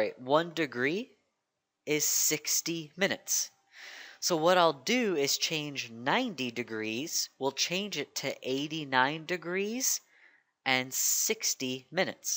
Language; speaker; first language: English; native; English